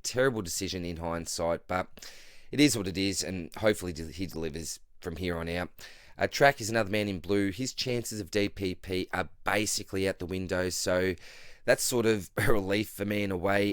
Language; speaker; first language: English; native; English